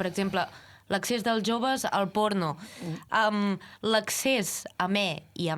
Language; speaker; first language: Catalan; native; Catalan